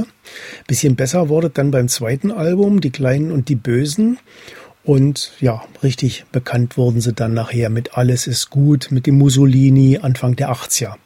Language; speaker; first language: German; native; German